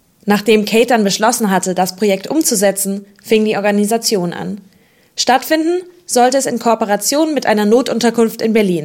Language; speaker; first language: German; native; German